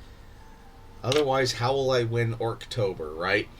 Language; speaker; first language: English; native; English